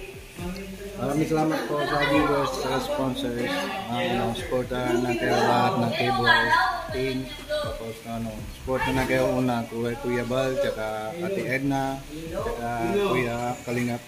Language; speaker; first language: Filipino; non-native, learner; Punjabi